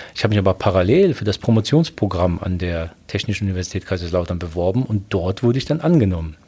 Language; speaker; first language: German; early bilingual, other home language; Polish